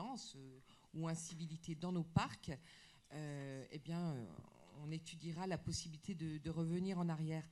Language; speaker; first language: French; native; French